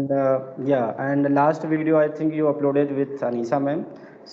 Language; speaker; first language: English; non-native, fluent; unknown